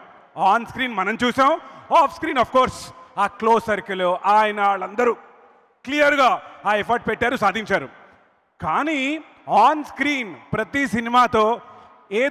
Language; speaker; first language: Telugu; native; Telugu